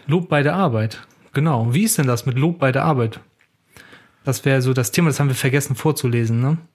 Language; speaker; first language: German; early bilingual, other home language; Turkish